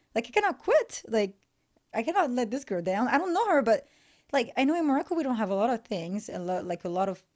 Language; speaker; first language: English; non-native, fluent; French